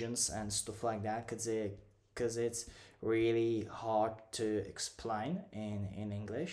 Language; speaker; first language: English; non-native, fluent; Czech